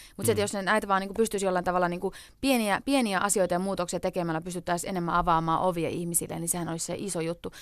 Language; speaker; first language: Finnish; early bilingual, other home language; Kurdish